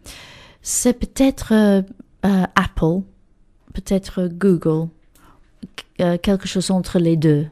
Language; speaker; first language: French; non-native, fluent; English